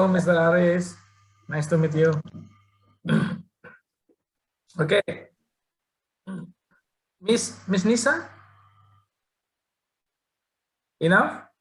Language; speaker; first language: English; non-native, learner; Indonesian